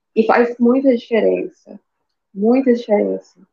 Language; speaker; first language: Portuguese; native; Portuguese